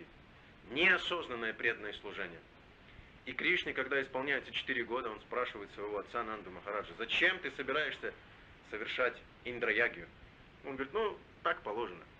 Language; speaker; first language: Russian; native; Russian